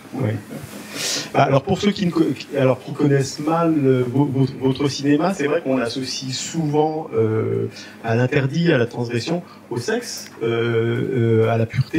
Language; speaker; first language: French; native; French